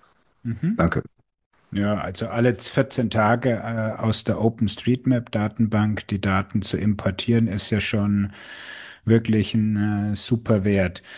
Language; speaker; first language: German; native; German